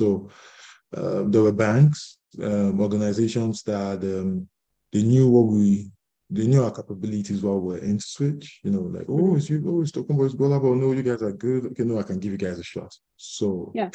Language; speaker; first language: English; non-native, local second language; Yoruba